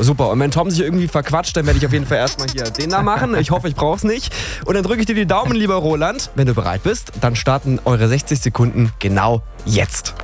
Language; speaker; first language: German; native; German